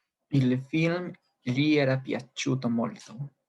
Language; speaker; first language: Italian; non-native, learner; Spanish